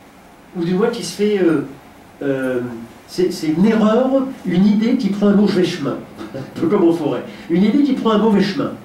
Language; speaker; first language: French; native; French